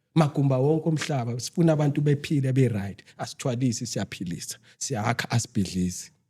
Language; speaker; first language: Zulu; native; Zulu